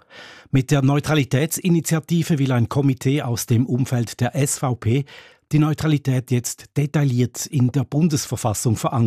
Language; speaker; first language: German; native; German